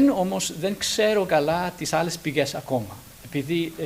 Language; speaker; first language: Greek; non-native, fluent; English